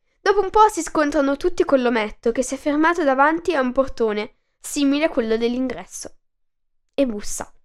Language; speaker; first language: Italian; native; Italian